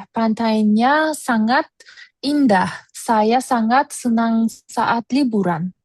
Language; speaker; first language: Indonesian; non-native, learner; Turkish